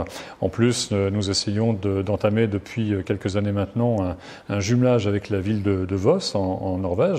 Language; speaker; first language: French; native; French